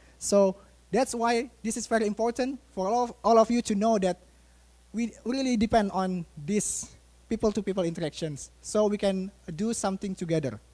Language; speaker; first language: English; non-native, fluent; Indonesian